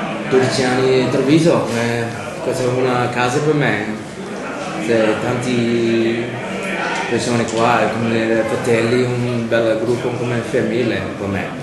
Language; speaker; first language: Italian; non-native, learner; English